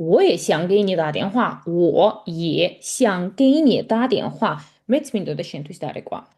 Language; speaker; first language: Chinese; non-native, fluent; Georgian